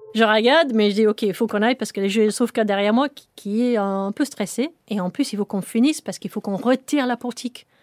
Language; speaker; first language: French; non-native, fluent; English